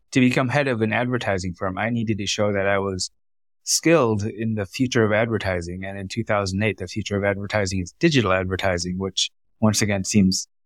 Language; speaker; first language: English; early bilingual, other home language; Vietnamese